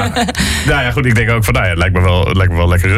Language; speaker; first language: Dutch; native; Dutch